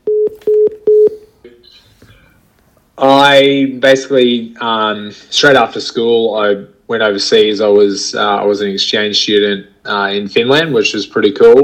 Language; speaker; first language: English; native; English